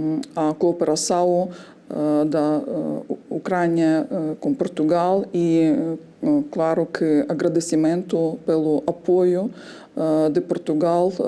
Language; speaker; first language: Portuguese; non-native, fluent; Ukrainian